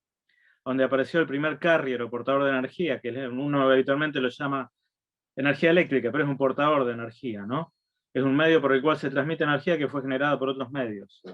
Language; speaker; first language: Spanish; native; Spanish